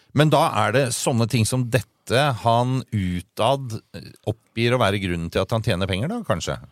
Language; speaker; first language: Norwegian; native; Norwegian